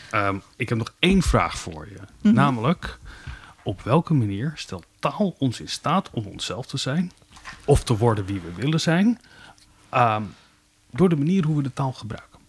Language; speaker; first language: Dutch; native; Dutch